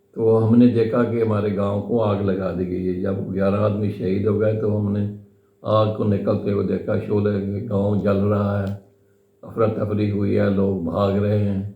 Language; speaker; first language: Urdu; non-native, local second language; Punjabi